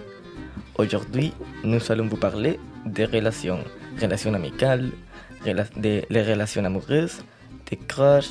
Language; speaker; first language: French; non-native, learner; Spanish